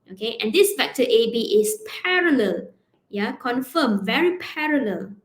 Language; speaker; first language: English; non-native, local second language; Malay